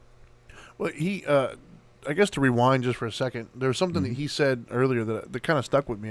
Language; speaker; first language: English; native; English